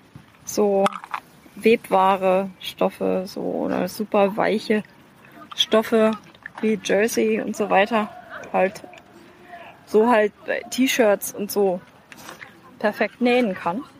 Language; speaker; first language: German; native; German